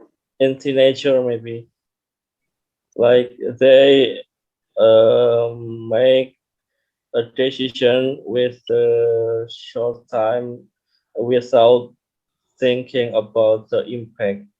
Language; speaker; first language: English; non-native, learner; Indonesian